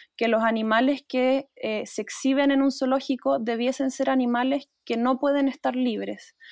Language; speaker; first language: Spanish; native; Spanish